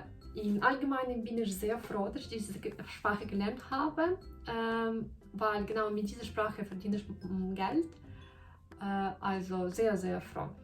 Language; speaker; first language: German; non-native, fluent; Ukrainian